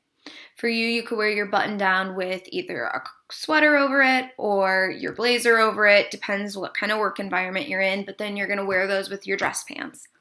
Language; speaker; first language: English; native; English